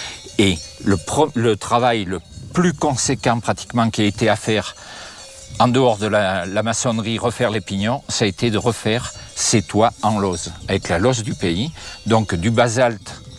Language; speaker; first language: French; native; French